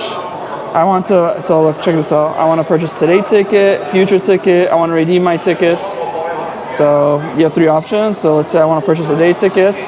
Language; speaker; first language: English; native; English